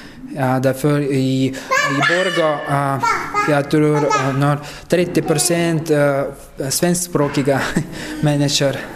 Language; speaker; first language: Swedish; non-native, learner; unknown